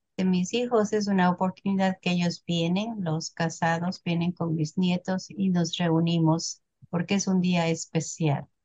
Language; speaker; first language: Spanish; native; Spanish